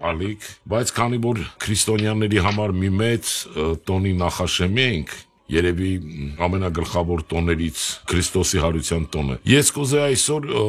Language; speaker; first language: Armenian; native; Armenian